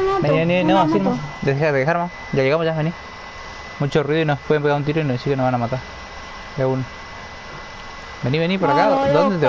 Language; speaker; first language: Spanish; native; Spanish